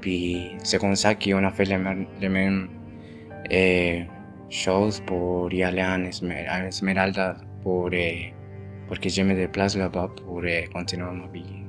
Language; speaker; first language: French; non-native, fluent; Spanish